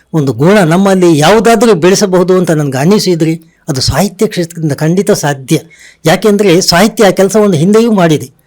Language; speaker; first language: Kannada; non-native, local second language; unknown